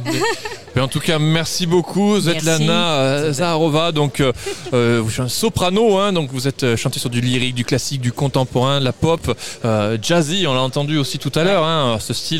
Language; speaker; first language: French; native; French